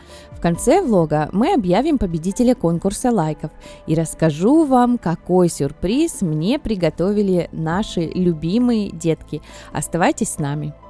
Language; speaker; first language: Russian; native; Russian